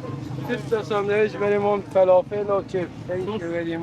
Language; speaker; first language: English; non-native, learner; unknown